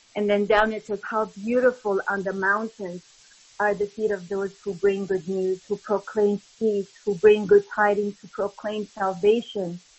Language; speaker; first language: English; early bilingual, other home language; Arabic